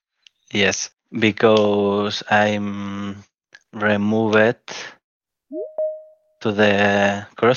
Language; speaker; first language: English; non-native, learner; Spanish